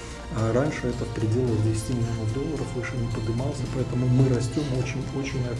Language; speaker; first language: Russian; native; Russian